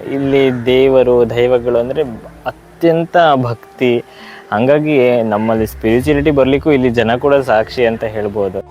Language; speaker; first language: Kannada; native; Kannada